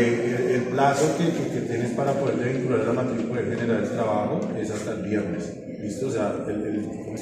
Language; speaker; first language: Spanish; native; Spanish